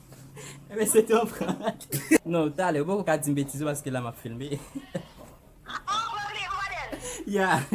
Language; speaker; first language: French; non-native, learner; Haitian Creole